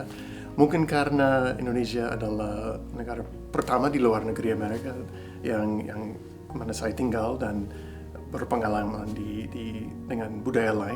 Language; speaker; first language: Indonesian; non-native, fluent; English